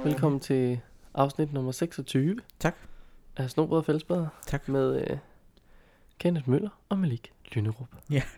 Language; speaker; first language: Danish; native; Danish